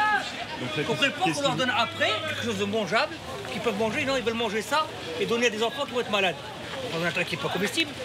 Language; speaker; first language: French; native; French